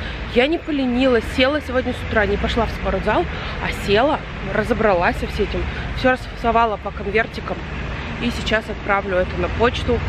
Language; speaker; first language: Russian; native; Russian